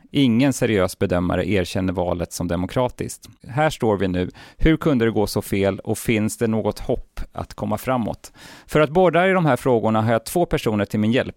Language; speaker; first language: Swedish; native; Swedish